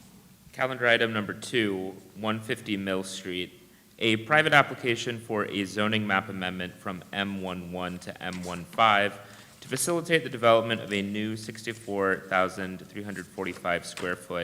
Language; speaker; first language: English; native; English